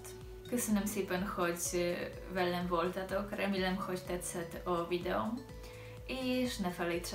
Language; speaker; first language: Hungarian; non-native, learner; Polish